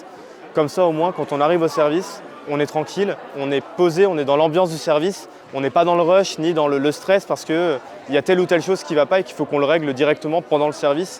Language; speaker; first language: French; native; French